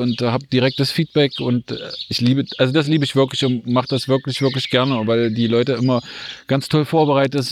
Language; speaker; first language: German; native; German